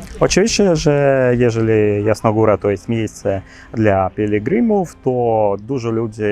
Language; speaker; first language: Polish; non-native, learner; Ukrainian